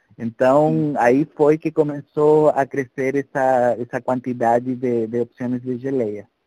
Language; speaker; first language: Portuguese; non-native, fluent; Spanish